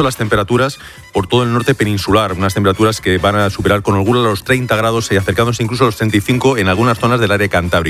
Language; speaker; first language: Spanish; native; Spanish